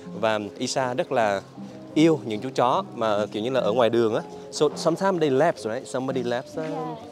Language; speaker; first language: Vietnamese; native; Vietnamese